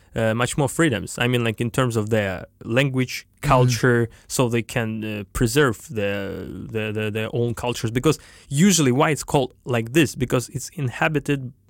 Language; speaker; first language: English; non-native, fluent; Russian